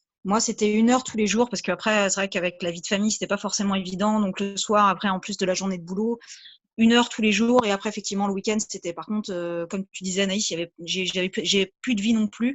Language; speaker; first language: French; native; French